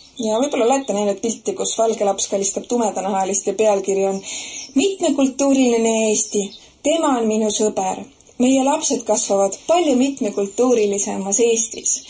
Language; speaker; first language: Estonian; native; Estonian